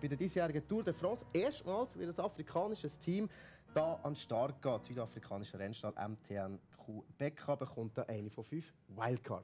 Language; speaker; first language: German; native; German